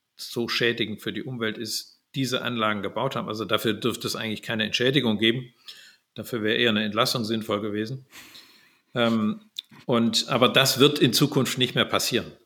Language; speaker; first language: German; native; German